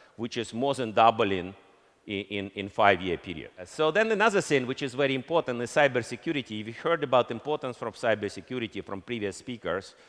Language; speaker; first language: English; non-native, fluent; Russian